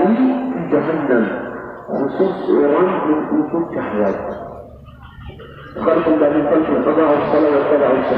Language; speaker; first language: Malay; non-native, learner; Arabic